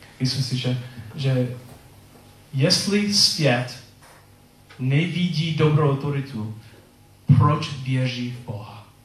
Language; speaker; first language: Czech; non-native, learner; English